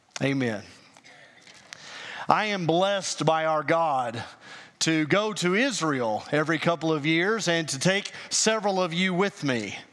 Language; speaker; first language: English; native; English